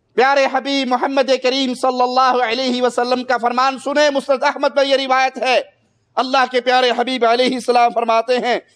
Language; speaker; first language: Urdu; non-native, local second language; Punjabi